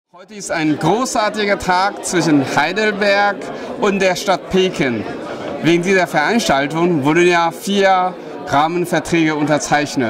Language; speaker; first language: German; non-native, fluent; Chinese